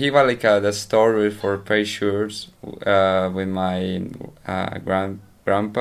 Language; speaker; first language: English; non-native, learner; Spanish